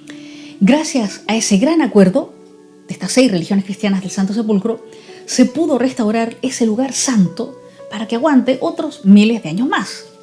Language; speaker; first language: Spanish; native; Spanish